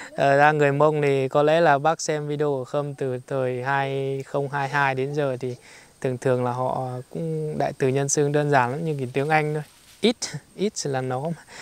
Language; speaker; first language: Vietnamese; native; Vietnamese